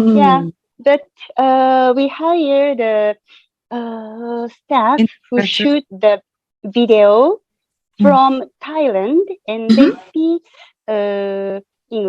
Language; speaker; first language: English; non-native, fluent; Japanese